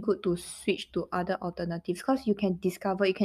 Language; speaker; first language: English; non-native, local second language; Chinese